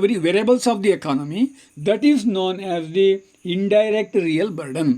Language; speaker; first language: English; non-native, local second language; Kannada